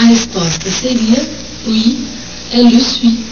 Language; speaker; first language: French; non-native, fluent; Portuguese